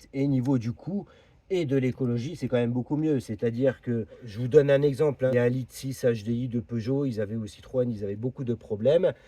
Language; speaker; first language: French; native; French